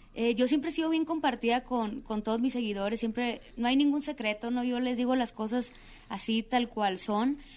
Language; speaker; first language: Spanish; native; Spanish